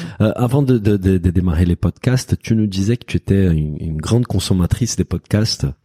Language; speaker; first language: French; non-native, fluent; Portuguese